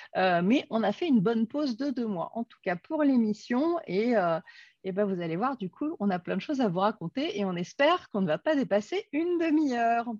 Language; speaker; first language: French; native; French